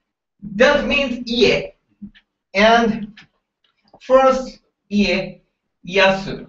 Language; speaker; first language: English; non-native, learner; Japanese